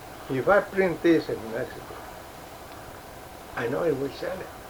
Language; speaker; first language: English; non-native, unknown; Spanish